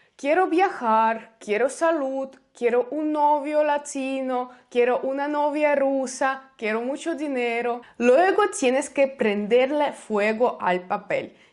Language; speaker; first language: Spanish; non-native, fluent; Russian